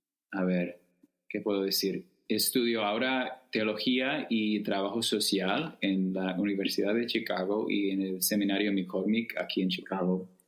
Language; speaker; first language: Spanish; non-native, fluent; English